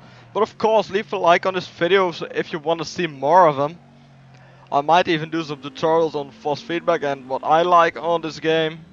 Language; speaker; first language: English; non-native, fluent; Dutch